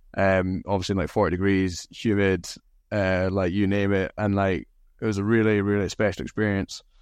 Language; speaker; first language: English; native; English